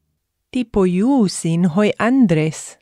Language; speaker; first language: Greek; non-native, fluent; English